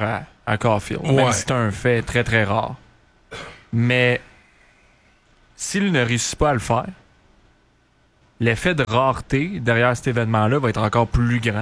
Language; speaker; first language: French; native; French